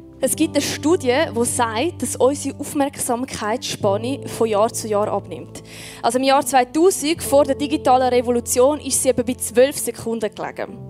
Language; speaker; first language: German; native; German